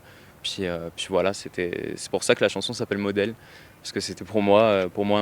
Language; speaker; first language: French; native; French